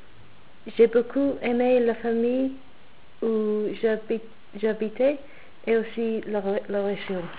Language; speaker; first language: French; non-native, learner; English